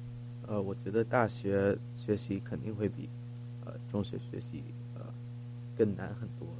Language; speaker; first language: Chinese; early bilingual, heritage; Chinese